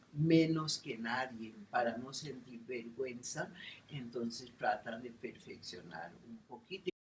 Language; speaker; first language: Spanish; non-native, local second language; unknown